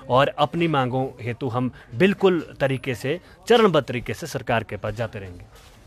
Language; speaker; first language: Hindi; native; Hindi